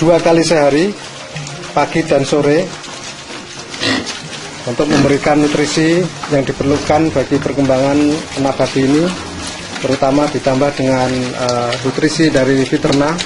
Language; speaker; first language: Indonesian; native; Indonesian